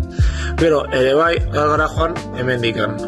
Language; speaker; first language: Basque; non-native, local second language; Spanish